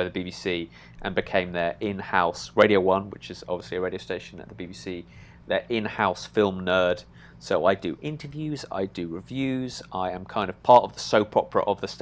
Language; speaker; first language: English; native; English